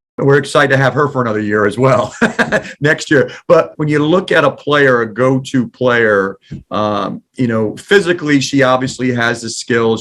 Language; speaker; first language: English; native; English